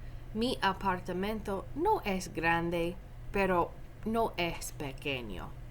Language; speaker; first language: Spanish; non-native, fluent; English